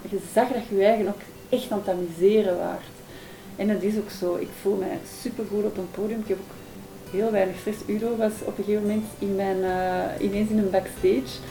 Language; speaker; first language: Dutch; native; Dutch